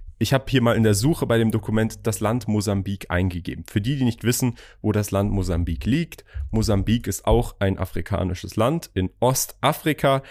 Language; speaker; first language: German; early bilingual, other home language; Persian